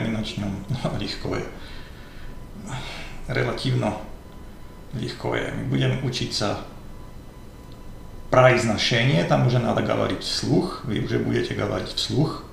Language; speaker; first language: Russian; non-native, learner; Slovak